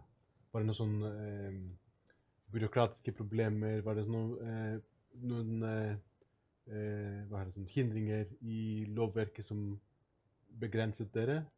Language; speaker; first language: Norwegian; non-native, fluent; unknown